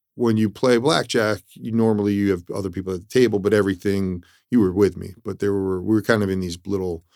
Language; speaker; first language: English; early bilingual, other home language; Italian